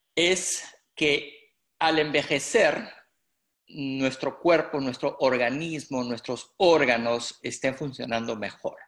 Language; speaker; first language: Spanish; native; Spanish